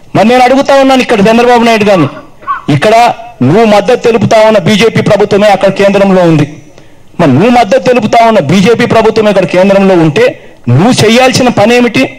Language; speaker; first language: Telugu; native; Telugu